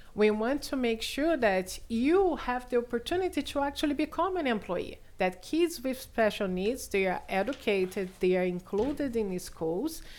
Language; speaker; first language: English; non-native, fluent; Portuguese